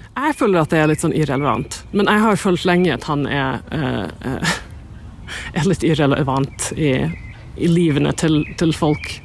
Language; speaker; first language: Norwegian; non-native, fluent; English